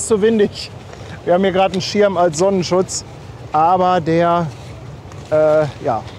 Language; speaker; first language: German; native; German